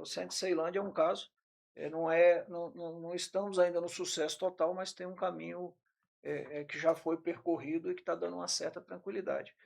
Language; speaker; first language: Portuguese; native; Portuguese